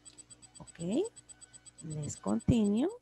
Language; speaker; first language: English; non-native, learner; Spanish